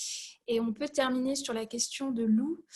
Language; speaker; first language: French; native; French